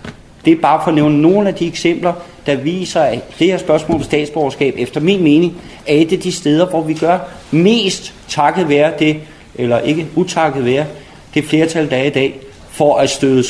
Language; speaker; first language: Danish; native; Danish